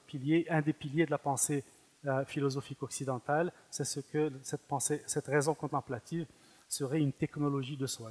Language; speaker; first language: French; non-native, fluent; Arabic